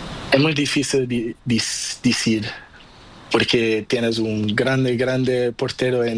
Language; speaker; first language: Spanish; non-native, learner; Portuguese